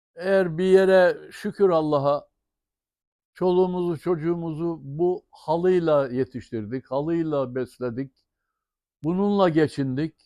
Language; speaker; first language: Turkish; native; Turkish